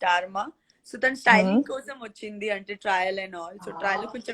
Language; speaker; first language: Telugu; non-native, local second language; Gujarati